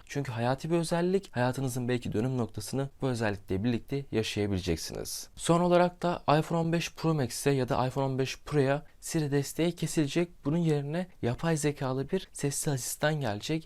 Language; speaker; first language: Turkish; native; Turkish